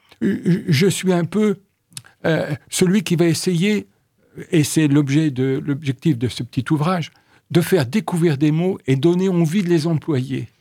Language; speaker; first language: French; native; French